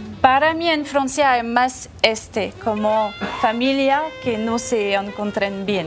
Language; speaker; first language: Spanish; non-native, learner; French